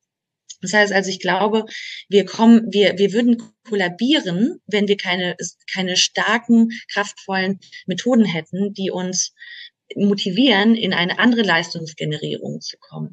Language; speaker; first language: German; native; German